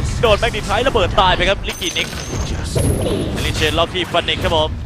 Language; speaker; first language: Thai; native; Thai